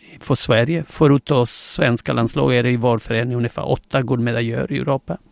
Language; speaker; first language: Swedish; non-native, fluent; Spanish